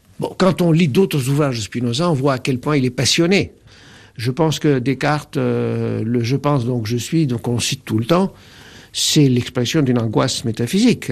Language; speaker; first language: French; non-native, local second language; Arabic